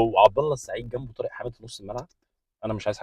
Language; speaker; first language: Arabic; native; Arabic